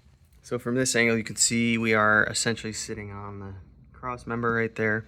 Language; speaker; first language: English; native; English